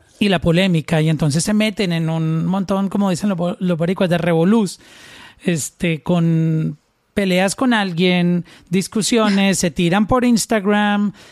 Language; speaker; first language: Spanish; native; Spanish